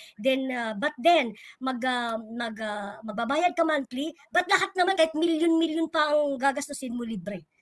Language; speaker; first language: Filipino; non-native, local second language; Cebuano